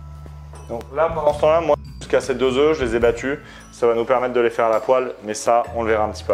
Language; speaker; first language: French; native; French